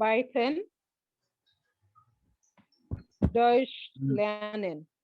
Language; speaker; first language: German; non-native, learner; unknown